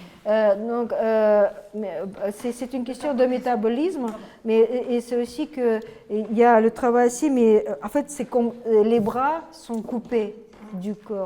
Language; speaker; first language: French; non-native, fluent; Russian